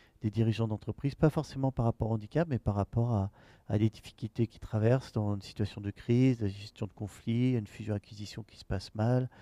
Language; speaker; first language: French; native; French